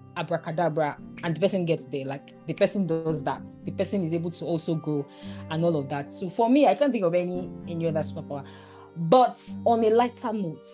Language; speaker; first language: English; non-native, local second language; Yoruba